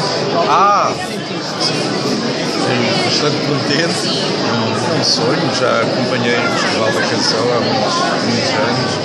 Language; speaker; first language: Portuguese; early bilingual, heritage; English